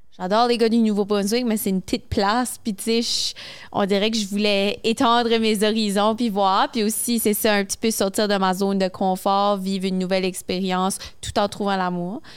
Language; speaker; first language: French; native; French